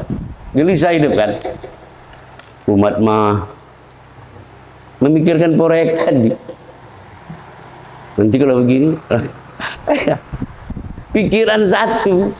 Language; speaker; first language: Indonesian; native; Indonesian